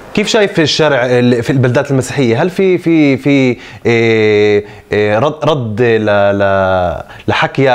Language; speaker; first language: Arabic; native; Arabic